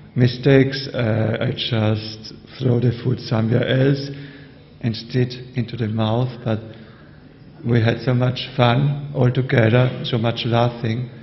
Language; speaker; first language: English; non-native, learner; German